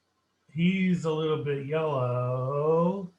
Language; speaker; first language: English; native; English